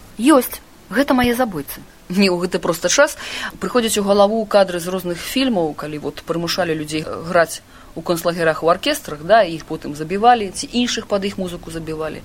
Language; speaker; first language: Belarusian; non-native, local second language; Russian